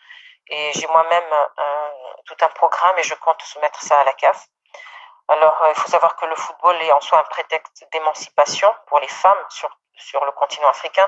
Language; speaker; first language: French; non-native, local second language; Comorian